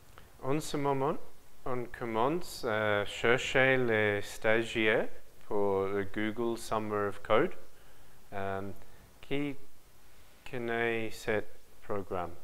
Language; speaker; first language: French; non-native, learner; English